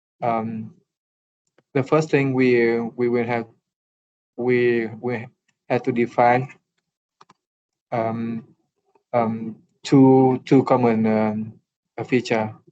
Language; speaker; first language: English; non-native, learner; Vietnamese